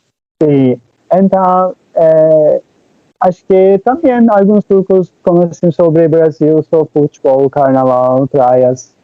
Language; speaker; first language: Portuguese; non-native, learner; Turkish